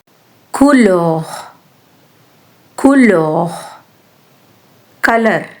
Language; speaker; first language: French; non-native, fluent; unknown